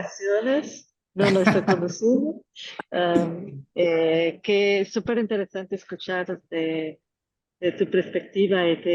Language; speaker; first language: Spanish; non-native, fluent; Portuguese